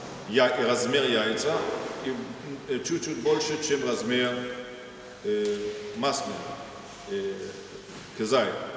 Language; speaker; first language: Russian; non-native, fluent; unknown